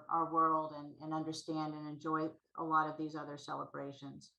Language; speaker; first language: English; native; English